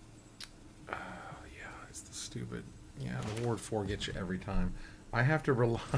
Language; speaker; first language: English; native; English